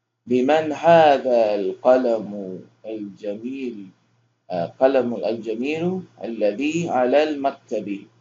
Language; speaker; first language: Arabic; non-native, fluent; English